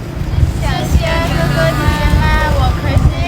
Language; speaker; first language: Chinese; non-native, learner; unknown